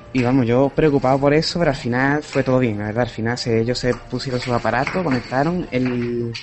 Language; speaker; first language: Spanish; native; Spanish